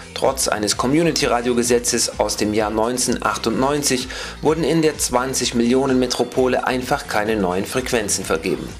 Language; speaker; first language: German; native; German